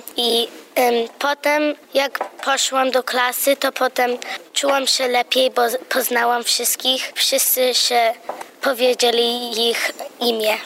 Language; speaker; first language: Polish; early bilingual, heritage; Polish